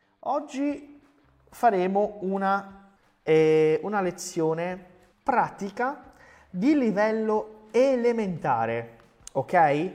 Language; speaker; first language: Italian; non-native, fluent; Portuguese